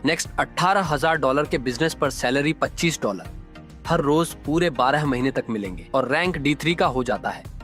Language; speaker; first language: Hindi; native; Hindi